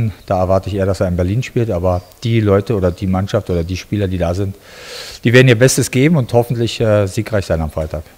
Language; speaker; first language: German; native; German